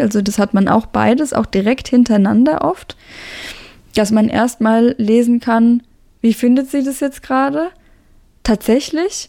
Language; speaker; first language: German; native; German